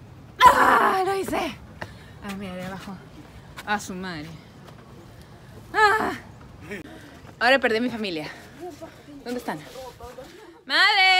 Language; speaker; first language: Spanish; native; Spanish